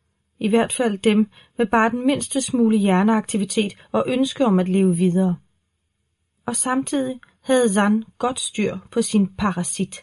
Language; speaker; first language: Danish; native; Danish